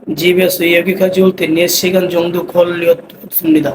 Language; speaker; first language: Korean; non-native, learner; Bangla